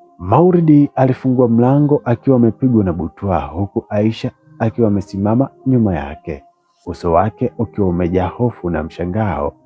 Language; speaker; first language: Swahili; native; Swahili